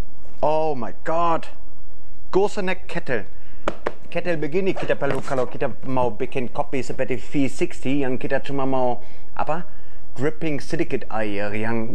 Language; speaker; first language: Indonesian; non-native, fluent; German